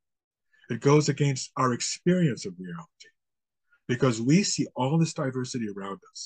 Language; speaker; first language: English; native; English